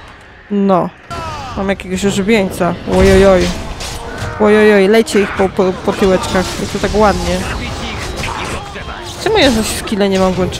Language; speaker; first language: Polish; native; Polish